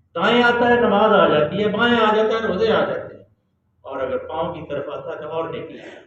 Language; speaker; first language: Urdu; non-native, local second language; Punjabi